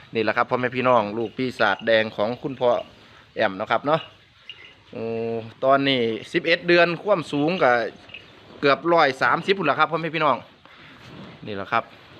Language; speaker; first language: Thai; native; Thai